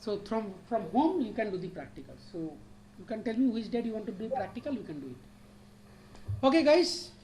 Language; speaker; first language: English; non-native, local second language; Bangla